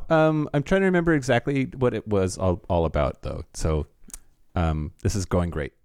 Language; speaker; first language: English; native; English